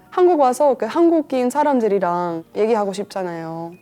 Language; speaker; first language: Korean; non-native, fluent; English